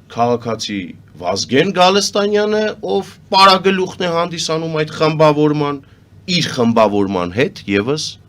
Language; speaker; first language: Armenian; native; Armenian